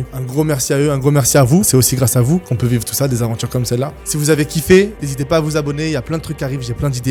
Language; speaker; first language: French; native; French